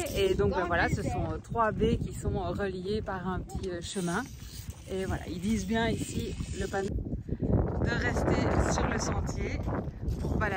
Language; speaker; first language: French; native; French